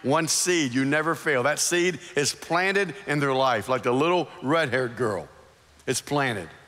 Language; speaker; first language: English; native; English